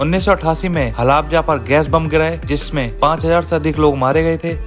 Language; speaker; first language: Hindi; native; Hindi